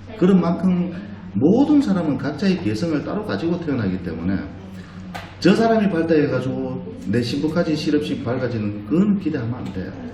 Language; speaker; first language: Korean; native; Korean